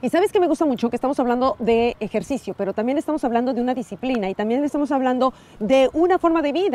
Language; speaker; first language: Spanish; native; Spanish